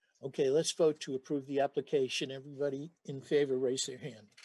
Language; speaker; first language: English; native; English